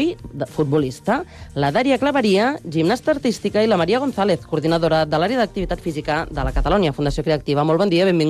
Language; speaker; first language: Catalan; native; Catalan